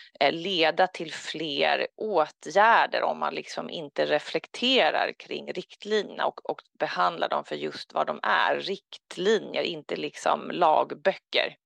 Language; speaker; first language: Swedish; native; Swedish